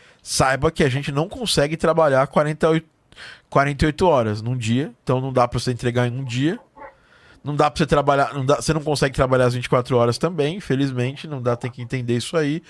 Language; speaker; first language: Portuguese; native; Portuguese